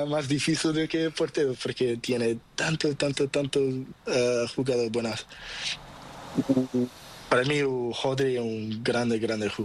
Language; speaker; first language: Spanish; non-native, learner; Portuguese